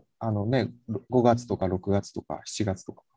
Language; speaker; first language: Japanese; native; Japanese